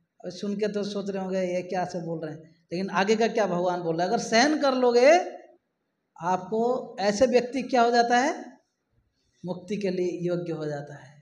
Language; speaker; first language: Hindi; non-native, local second language; Marathi